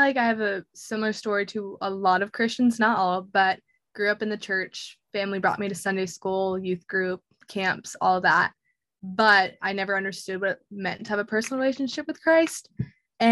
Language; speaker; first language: English; native; English